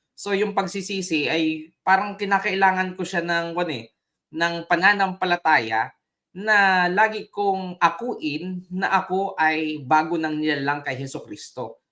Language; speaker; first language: Filipino; native; Filipino